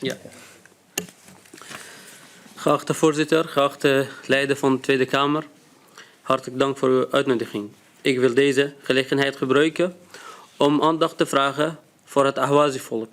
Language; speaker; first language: Dutch; non-native, fluent; Arabic